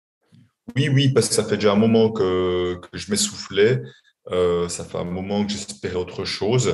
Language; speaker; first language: French; native; French